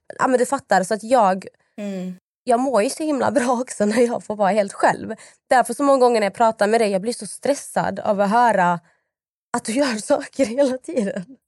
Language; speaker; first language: Swedish; native; Swedish